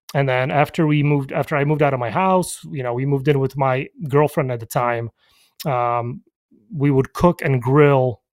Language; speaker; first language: English; early bilingual, other home language; Polish